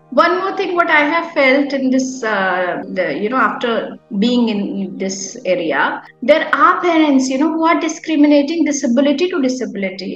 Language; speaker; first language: English; non-native, local second language; Hindi